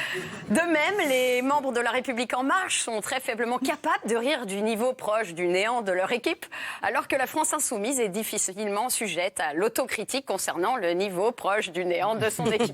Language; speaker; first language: French; native; French